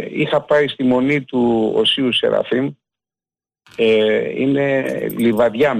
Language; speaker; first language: Greek; native; Greek